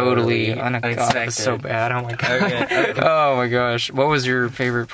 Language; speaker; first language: English; native; English